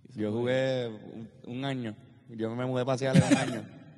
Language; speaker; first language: Spanish; native; Spanish